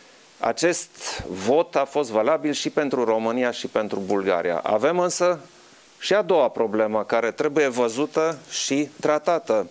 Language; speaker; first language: Romanian; non-native, local second language; German